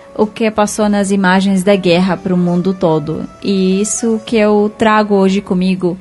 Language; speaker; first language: Portuguese; non-native, fluent; Arabic